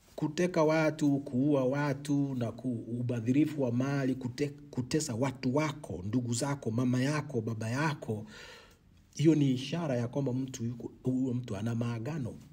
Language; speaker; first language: Swahili; native; Swahili